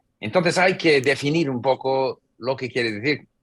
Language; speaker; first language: Spanish; non-native, fluent; English